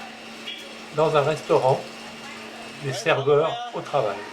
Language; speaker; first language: French; native; French